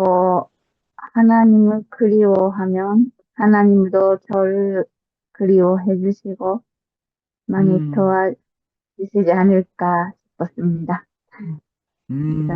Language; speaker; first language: Korean; non-native, fluent; Japanese